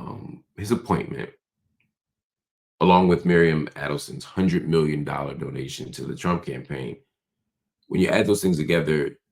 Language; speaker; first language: English; native; English